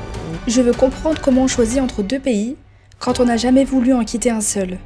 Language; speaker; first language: French; native; French